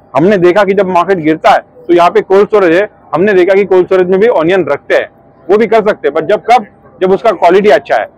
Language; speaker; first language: Hindi; non-native, local second language; Marathi